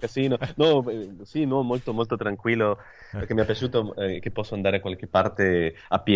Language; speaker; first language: Italian; non-native, learner; Spanish